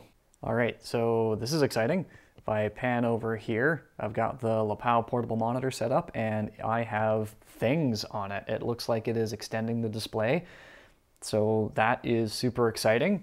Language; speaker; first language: English; native; English